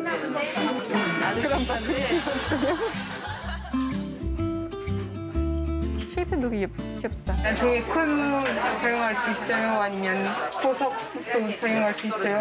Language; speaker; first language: Korean; non-native, learner; French